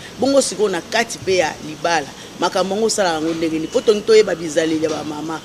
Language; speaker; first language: Lingala; native; Lingala